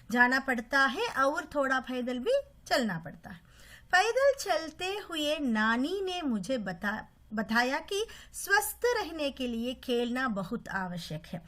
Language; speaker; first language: Hindi; non-native, local second language; Tamil